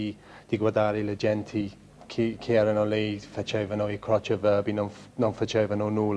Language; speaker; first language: Italian; non-native, learner; English